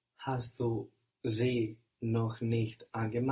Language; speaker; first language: German; non-native, learner; English